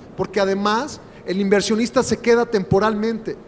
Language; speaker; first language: Spanish; native; Spanish